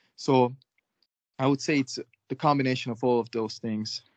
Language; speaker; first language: English; non-native, fluent; Hungarian